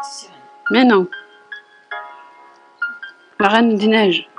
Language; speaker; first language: French; native; French